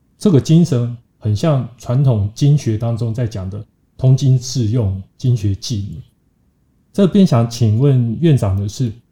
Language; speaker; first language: Chinese; native; Chinese